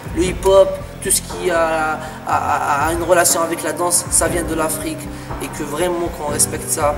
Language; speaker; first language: French; non-native, local second language; Arabic